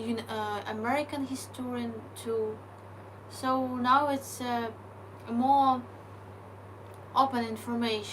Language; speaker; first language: English; non-native, learner; Ukrainian